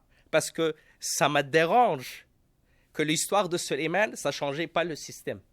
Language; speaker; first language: French; non-native, local second language; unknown